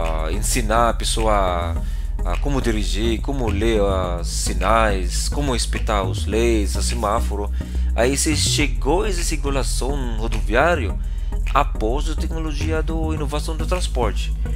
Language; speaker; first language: Portuguese; non-native, fluent; Filipino